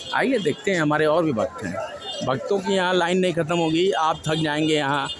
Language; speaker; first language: Hindi; native; Hindi